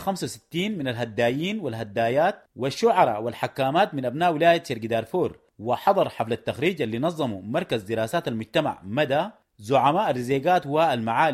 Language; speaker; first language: Arabic; native; Arabic